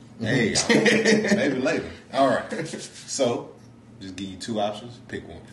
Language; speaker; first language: English; native; English